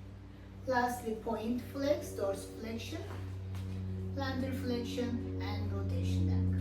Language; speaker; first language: English; non-native, fluent; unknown